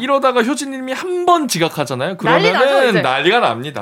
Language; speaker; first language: Korean; native; Korean